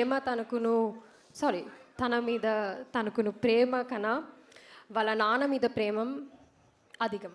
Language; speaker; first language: Telugu; non-native, learner; Malayalam